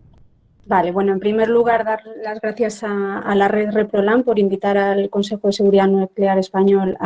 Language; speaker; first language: Spanish; native; Spanish